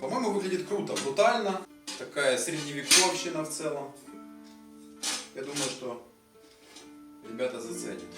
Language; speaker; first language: Russian; native; Russian